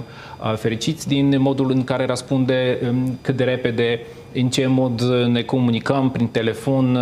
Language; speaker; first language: Romanian; non-native, fluent; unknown